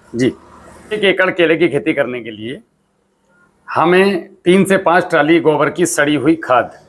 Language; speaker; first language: Hindi; native; Hindi